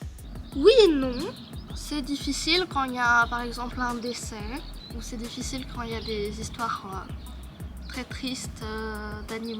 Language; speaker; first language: French; native; French